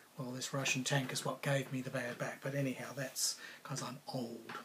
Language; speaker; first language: English; native; English